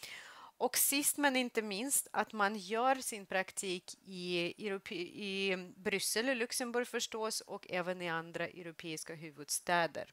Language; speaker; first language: Swedish; non-native, fluent; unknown